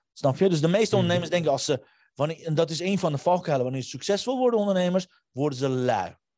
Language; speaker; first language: Dutch; early bilingual, other home language; Armenian